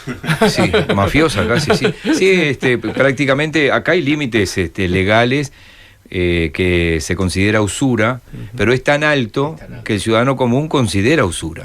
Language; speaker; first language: Spanish; native; Spanish